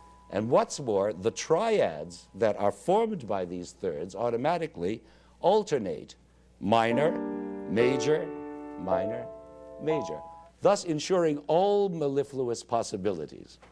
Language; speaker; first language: English; native; English